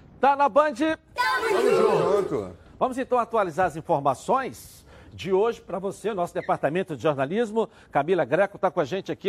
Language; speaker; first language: Portuguese; native; Portuguese